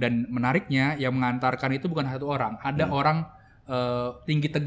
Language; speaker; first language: Indonesian; native; Indonesian